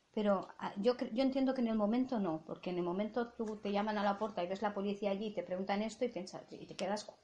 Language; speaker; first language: Spanish; non-native, local second language; Catalan